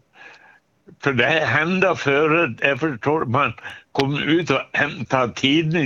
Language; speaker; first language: Swedish; native; Swedish